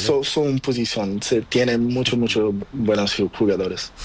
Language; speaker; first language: Spanish; non-native, learner; Portuguese